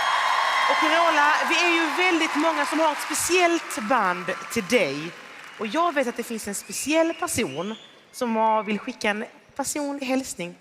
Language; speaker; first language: Swedish; native; Swedish